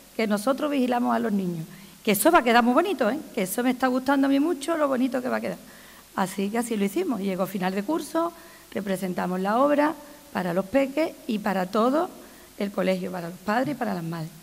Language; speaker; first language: Spanish; native; Spanish